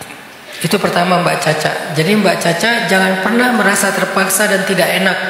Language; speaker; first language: Indonesian; native; Indonesian